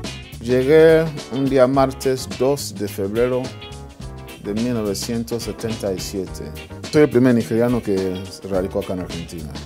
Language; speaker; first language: Spanish; non-native, fluent; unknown